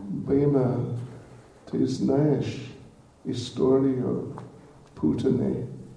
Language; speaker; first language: Russian; non-native, learner; English